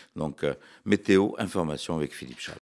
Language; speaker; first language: French; native; French